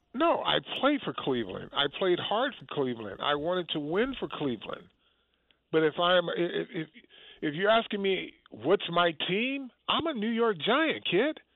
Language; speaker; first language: English; native; English